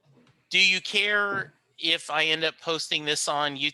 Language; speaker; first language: English; native; English